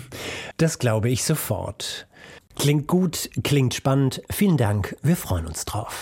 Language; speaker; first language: German; native; German